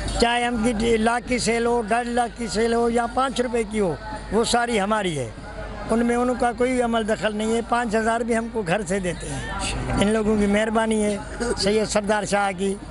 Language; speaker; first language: Urdu; non-native, local second language; Sindhi